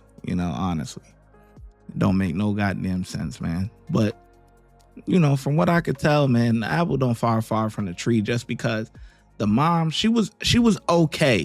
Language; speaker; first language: English; native; English